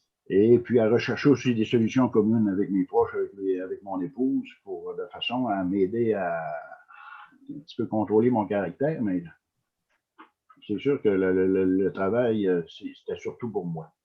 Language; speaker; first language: French; native; French